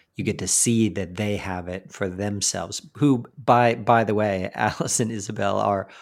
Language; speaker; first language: English; native; English